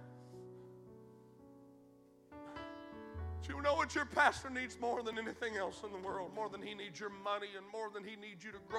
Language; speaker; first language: English; native; English